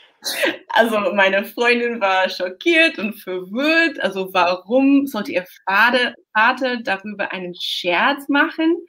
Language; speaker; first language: German; non-native, fluent; English